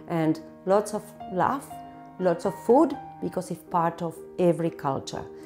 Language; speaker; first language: English; non-native, fluent; Spanish